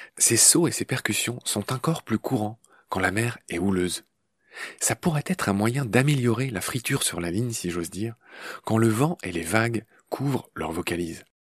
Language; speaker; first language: French; native; French